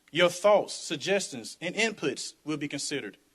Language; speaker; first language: English; native; English